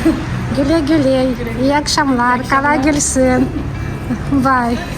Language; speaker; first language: Turkish; non-native, learner; Russian